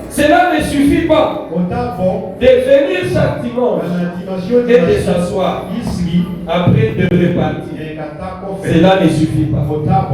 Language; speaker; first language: French; non-native, local second language; Bambara